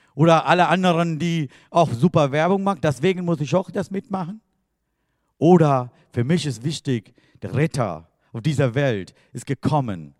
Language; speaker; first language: German; non-native, fluent; Tamil